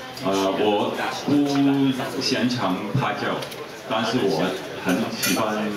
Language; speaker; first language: Chinese; non-native, local second language; Cantonese